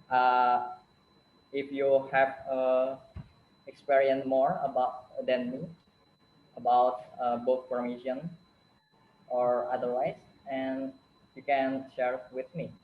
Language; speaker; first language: English; non-native, learner; Indonesian